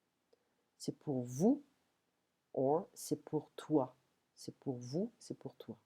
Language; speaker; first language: French; non-native, fluent; English